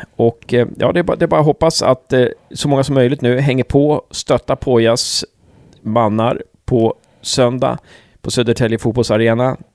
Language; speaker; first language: Swedish; native; Swedish